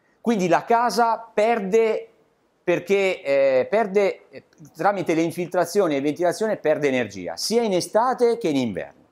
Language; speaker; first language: Italian; native; Italian